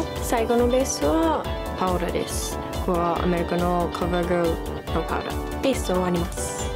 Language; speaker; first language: Japanese; non-native, learner; English